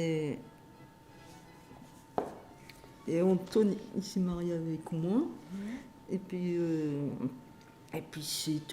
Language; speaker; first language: French; native; French